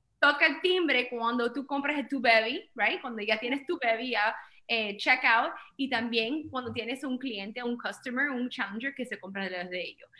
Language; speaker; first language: Spanish; early bilingual, heritage; Spanish